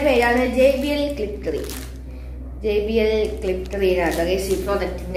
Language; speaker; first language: English; non-native, learner; Malayalam